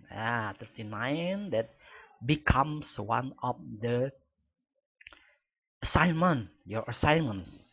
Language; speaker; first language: English; non-native, fluent; Indonesian